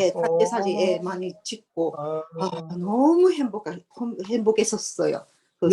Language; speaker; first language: Korean; non-native, learner; Japanese